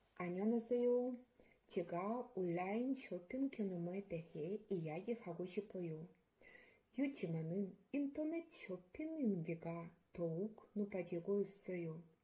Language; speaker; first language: Korean; non-native, learner; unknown